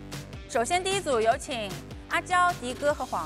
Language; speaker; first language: Chinese; native; Chinese